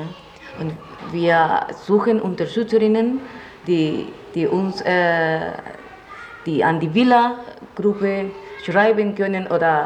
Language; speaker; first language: German; non-native, fluent; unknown